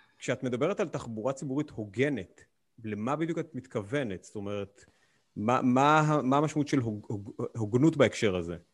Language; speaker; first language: Hebrew; native; Hebrew